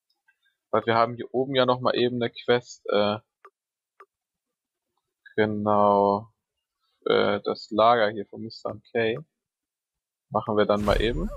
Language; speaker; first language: German; native; German